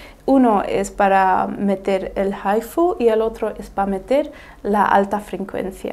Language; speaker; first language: Spanish; non-native, fluent; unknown